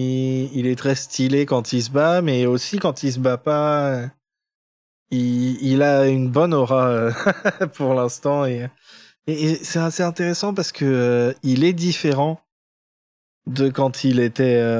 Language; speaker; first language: French; native; French